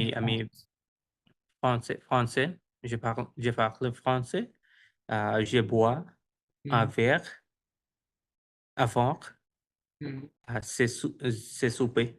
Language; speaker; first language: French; non-native, learner; Bangla